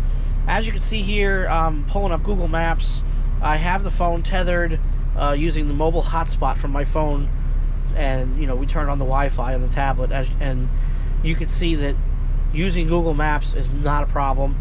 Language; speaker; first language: English; native; English